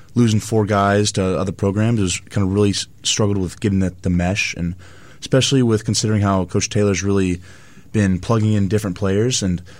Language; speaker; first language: English; native; English